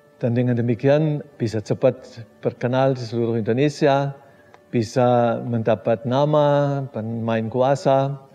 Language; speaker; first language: Indonesian; non-native, fluent; German